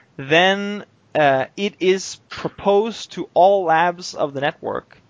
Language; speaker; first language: English; non-native, fluent; Norwegian